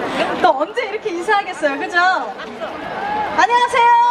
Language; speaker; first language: Korean; native; Korean